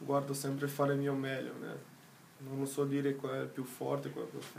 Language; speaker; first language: Italian; non-native, learner; Portuguese